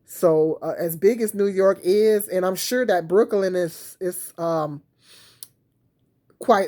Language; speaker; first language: English; native; English